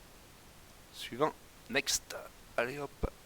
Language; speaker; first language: French; native; French